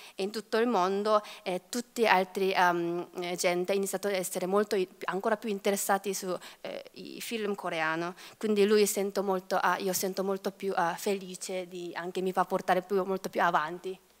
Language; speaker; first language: Italian; non-native, fluent; Korean